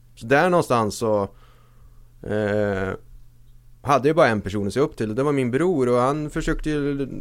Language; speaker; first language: Swedish; native; Swedish